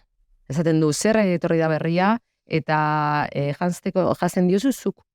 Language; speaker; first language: Basque; non-native, local second language; Spanish